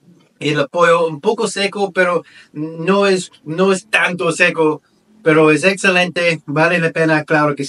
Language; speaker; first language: Spanish; non-native, learner; English